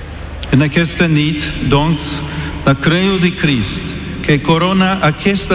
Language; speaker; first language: Catalan; non-native, learner; English